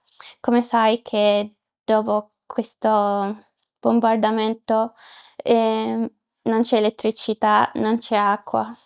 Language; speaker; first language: Italian; non-native, learner; Arabic